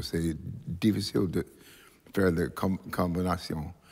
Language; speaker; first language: French; non-native, learner; English